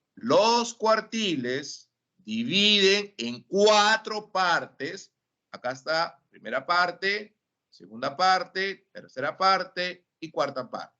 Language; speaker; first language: Spanish; native; Spanish